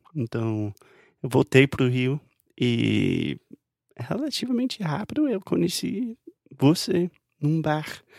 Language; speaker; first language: Portuguese; non-native, fluent; English